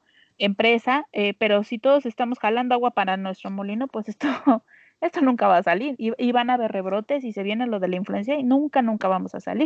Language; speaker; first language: Spanish; native; Spanish